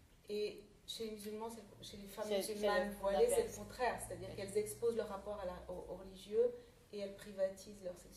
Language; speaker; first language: French; native; French